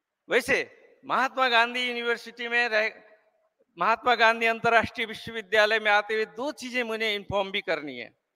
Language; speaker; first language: Hindi; non-native, fluent; Nepali